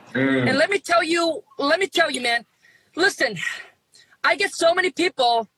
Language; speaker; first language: English; early bilingual, other home language; Vietnamese